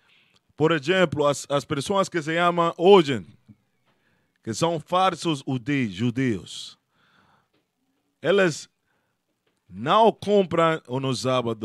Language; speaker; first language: Portuguese; non-native, fluent; Spanish